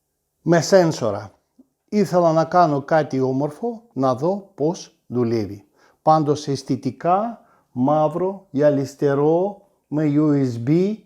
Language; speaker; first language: Greek; non-native, fluent; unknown